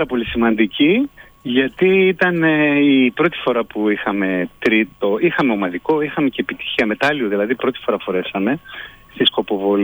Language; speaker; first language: Greek; native; Greek